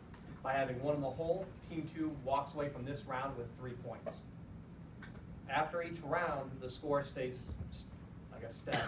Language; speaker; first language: English; native; English